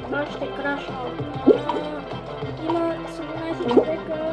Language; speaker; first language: Bulgarian; native; Bulgarian